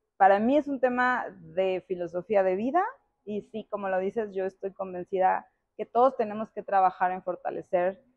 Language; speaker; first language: Spanish; native; Spanish